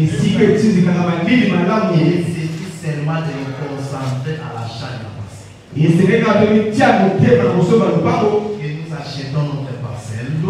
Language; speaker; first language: French; non-native, local second language; Lingala